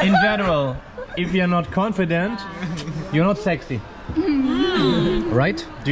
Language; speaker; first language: English; non-native, fluent; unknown